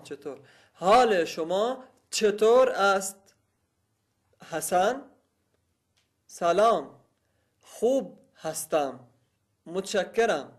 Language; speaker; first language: Persian; non-native, learner; Arabic